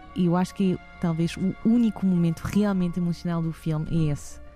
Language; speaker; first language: Portuguese; non-native, fluent; French